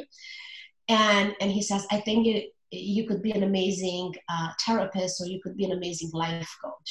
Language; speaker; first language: English; non-native, fluent; Romanian